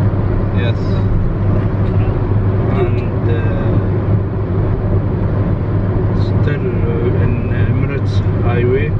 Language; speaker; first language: English; non-native, learner; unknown